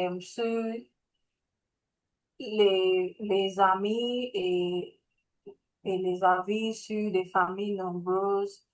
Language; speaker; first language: French; non-native, learner; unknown